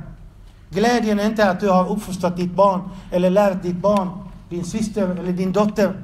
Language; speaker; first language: Swedish; non-native, fluent; Arabic